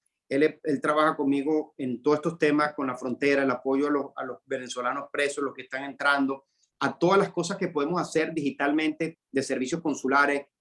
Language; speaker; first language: Spanish; native; Spanish